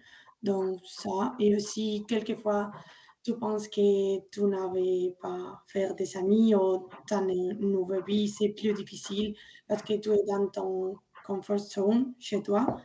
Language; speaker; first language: French; non-native, learner; Spanish